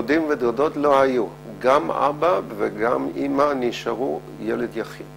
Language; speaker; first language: Hebrew; non-native, fluent; Dutch